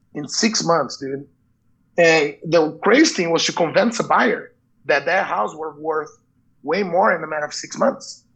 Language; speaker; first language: English; non-native, fluent; Portuguese